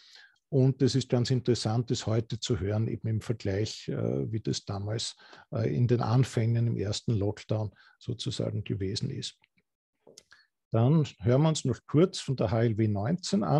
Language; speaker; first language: German; native; German